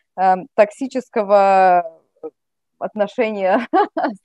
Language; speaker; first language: Russian; native; Russian